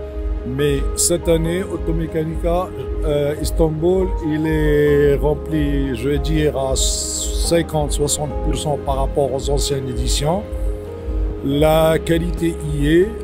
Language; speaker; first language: French; non-native, local second language; Arabic